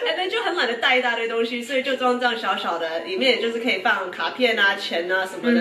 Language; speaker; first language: Chinese; early bilingual, heritage; Chinese